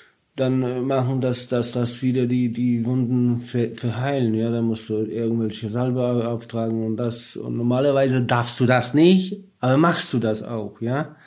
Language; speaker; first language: German; non-native, learner; Polish